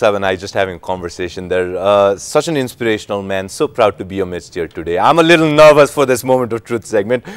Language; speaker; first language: English; non-native, local second language; Nepali